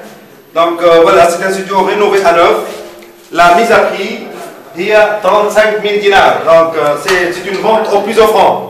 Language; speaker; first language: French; non-native, local second language; Arabic